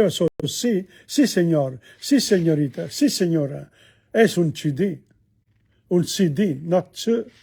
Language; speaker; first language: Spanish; non-native, learner; Italian